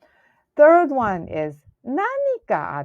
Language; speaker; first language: Japanese; non-native, learner; English